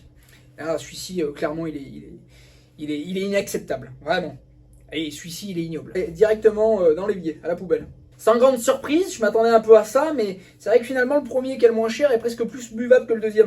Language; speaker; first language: French; native; French